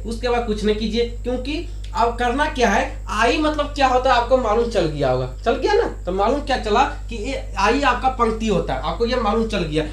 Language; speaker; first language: Hindi; native; Hindi